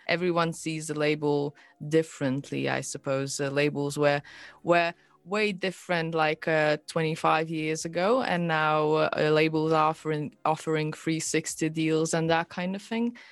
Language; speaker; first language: English; non-native, fluent; Lithuanian